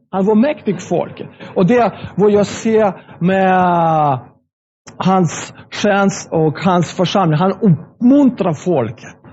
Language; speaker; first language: Swedish; non-native, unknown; Russian